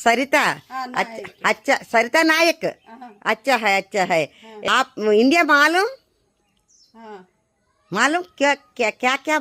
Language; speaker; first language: Hindi; non-native, learner; Telugu